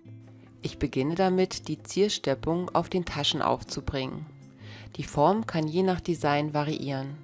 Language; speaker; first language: German; native; German